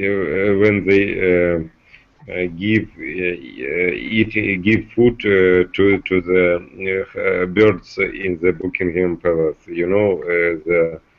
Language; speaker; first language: English; non-native, learner; Russian